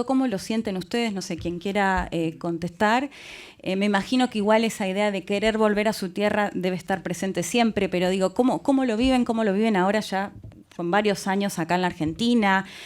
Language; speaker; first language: Spanish; native; Spanish